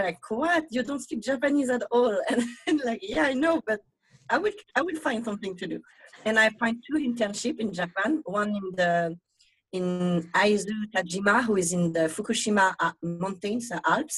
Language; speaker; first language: English; non-native, fluent; Vietnamese